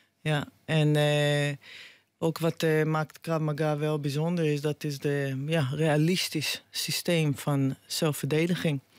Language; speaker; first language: Dutch; non-native, fluent; Hebrew